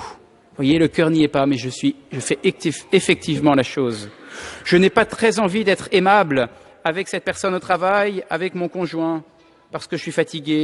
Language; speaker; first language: French; native; French